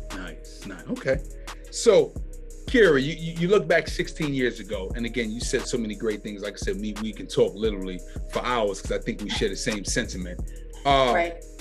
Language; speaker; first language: English; native; English